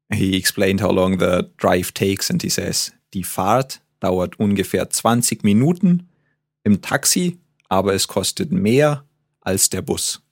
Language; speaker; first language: German; native; German